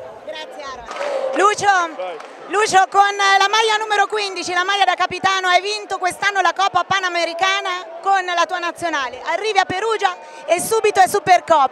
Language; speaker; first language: Italian; native; Italian